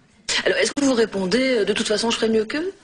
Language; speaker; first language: French; native; French